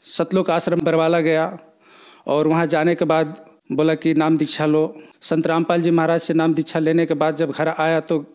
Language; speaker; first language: Hindi; native; Hindi